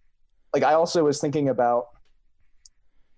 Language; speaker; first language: English; native; English